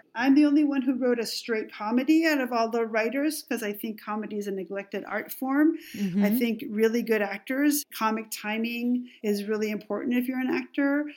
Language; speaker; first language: English; non-native, fluent; Spanish